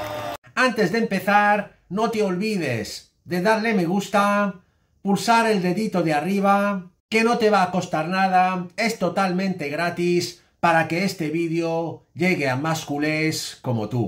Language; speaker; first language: Spanish; native; Spanish